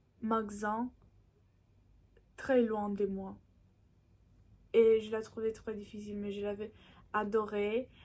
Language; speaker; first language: French; non-native, learner; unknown